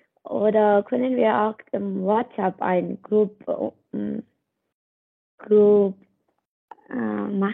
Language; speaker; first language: German; non-native, learner; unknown